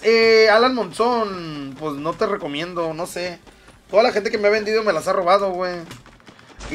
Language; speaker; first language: Spanish; native; Spanish